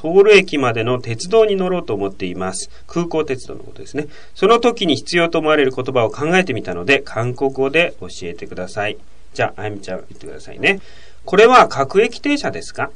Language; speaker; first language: Japanese; native; Japanese